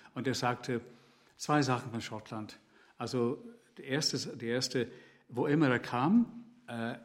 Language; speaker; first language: German; non-native, fluent; English